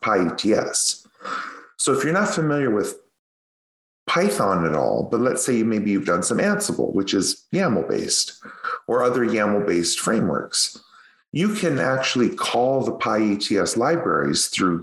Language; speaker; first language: English; native; English